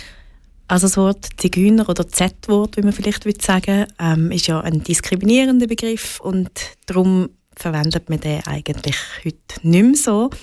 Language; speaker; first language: German; native; German